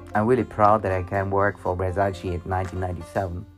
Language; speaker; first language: English; non-native, learner; German